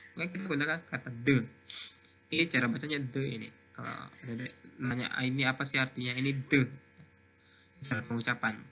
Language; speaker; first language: Indonesian; native; Indonesian